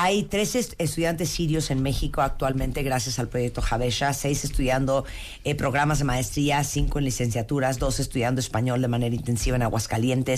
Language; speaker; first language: Spanish; native; Spanish